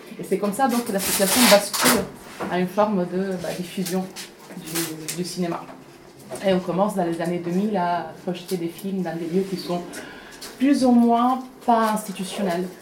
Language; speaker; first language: French; non-native, fluent; Italian